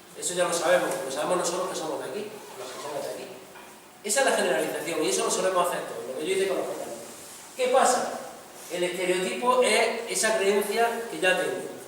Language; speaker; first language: Spanish; native; Spanish